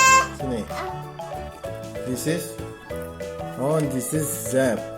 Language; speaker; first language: English; non-native, learner; Indonesian